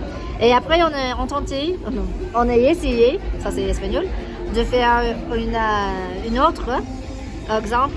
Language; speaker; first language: French; non-native, learner; English